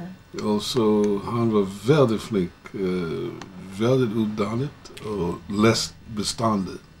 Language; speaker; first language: Norwegian; non-native, fluent; English